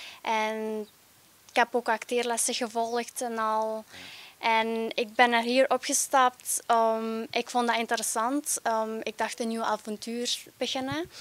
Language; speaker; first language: Dutch; early bilingual, other home language; Albanian